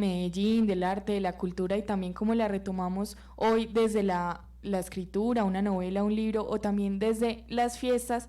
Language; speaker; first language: Spanish; native; Spanish